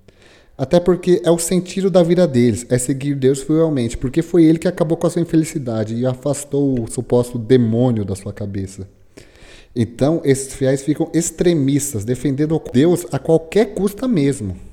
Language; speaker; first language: Portuguese; native; Portuguese